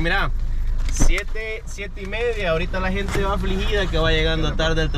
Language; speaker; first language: Spanish; native; Spanish